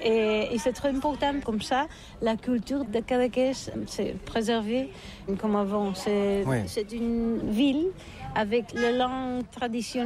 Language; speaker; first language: French; non-native, learner; Catalan